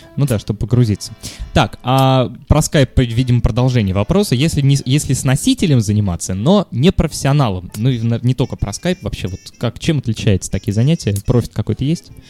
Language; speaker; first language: Russian; native; Russian